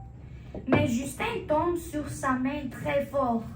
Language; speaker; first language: French; non-native, learner; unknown